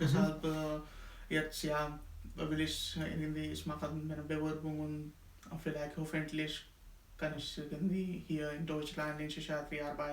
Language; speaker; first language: German; non-native, learner; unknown